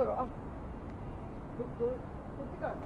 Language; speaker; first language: Japanese; native; Japanese